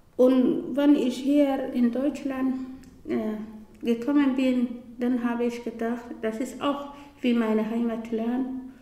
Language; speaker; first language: German; non-native, learner; Somali